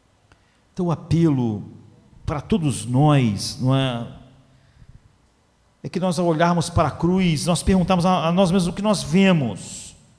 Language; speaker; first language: Portuguese; native; Portuguese